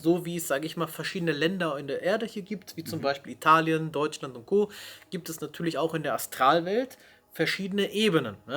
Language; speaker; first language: German; native; German